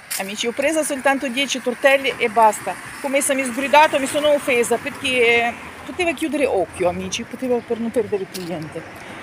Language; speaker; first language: Italian; non-native, learner; Ukrainian